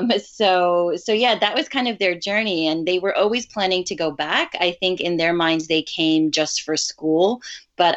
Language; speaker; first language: English; early bilingual, other home language; Urdu